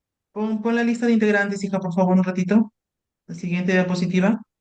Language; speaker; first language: Spanish; native; Spanish